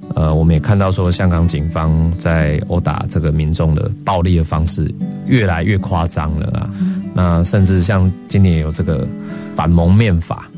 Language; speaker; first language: Chinese; native; Chinese